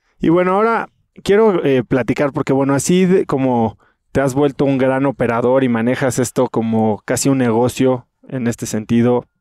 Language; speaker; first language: Spanish; native; Spanish